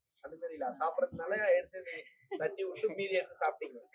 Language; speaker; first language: Tamil; native; Tamil